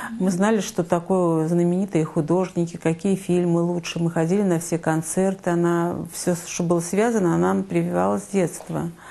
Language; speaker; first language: Russian; native; Russian